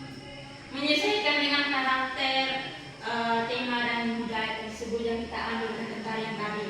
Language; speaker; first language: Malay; non-native, local second language; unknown